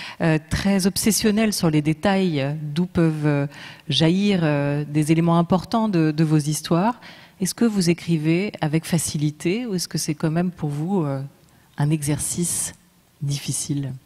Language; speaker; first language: French; native; French